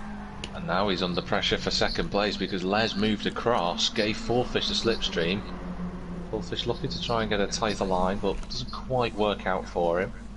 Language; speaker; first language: English; native; English